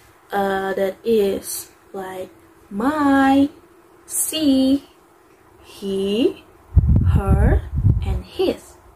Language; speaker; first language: English; non-native, learner; Indonesian